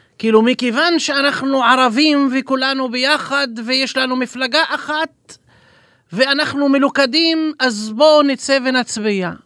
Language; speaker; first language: Hebrew; non-native, local second language; Arabic